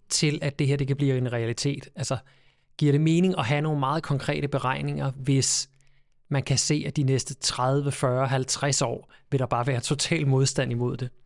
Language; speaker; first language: Danish; native; Danish